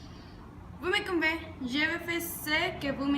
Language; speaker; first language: French; non-native, learner; Spanish